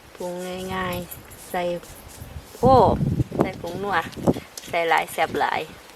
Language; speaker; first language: Thai; native; Thai